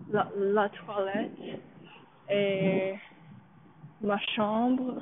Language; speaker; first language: French; non-native, learner; English